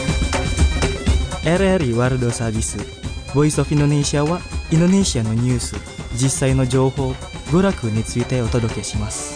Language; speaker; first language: Japanese; non-native, fluent; Indonesian